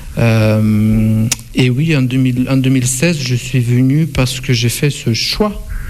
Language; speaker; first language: French; non-native, fluent; Russian